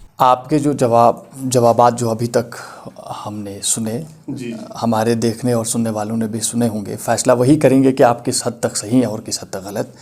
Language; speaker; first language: Urdu; non-native, local second language; Kashmiri